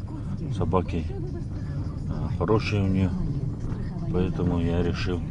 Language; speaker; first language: Russian; non-native, local second language; Yakut